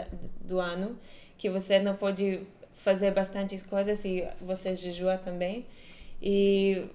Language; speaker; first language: Portuguese; non-native, fluent; Hebrew